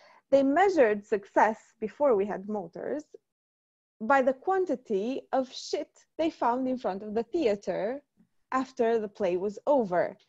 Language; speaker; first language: English; non-native, fluent; Romanian